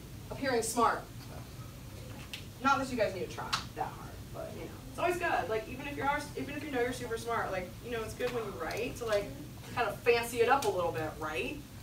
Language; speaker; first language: English; native; English